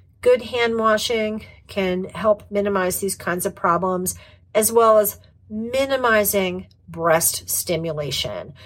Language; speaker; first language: English; native; English